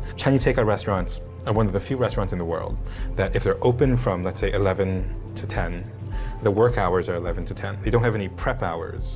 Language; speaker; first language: English; non-native, local second language; Cantonese